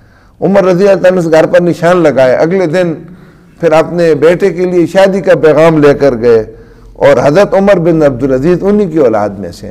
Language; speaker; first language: Urdu; native; Urdu